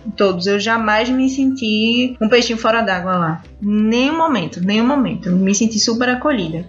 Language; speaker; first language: Portuguese; native; Portuguese